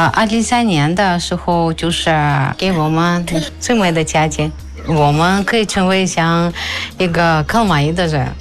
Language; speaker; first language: Chinese; non-native, fluent; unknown